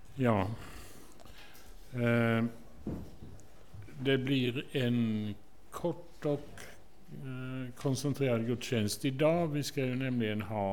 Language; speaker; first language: Swedish; native; Swedish